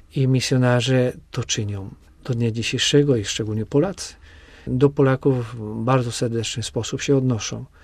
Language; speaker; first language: Polish; native; Polish